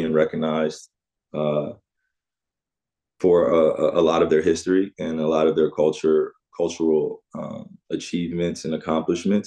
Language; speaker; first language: English; native; English